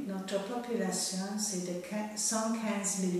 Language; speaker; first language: French; non-native, fluent; Bangla